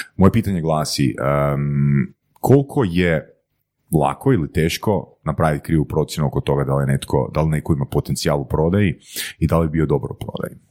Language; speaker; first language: Croatian; native; Croatian